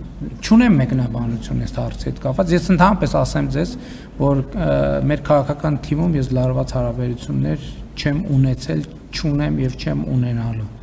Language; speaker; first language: Armenian; native; Armenian